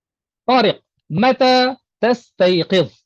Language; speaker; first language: Arabic; non-native, fluent; Urdu